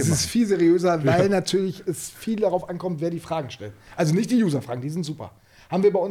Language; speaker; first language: German; native; German